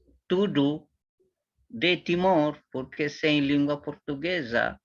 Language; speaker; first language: Portuguese; non-native, learner; Tetum